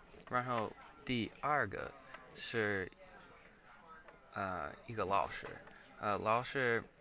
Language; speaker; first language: Chinese; non-native, learner; English